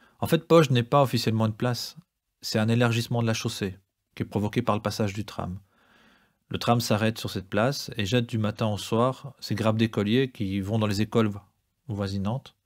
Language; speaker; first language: French; native; French